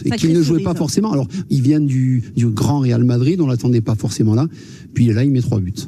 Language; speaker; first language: French; native; French